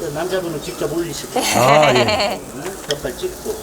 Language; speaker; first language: Korean; native; Korean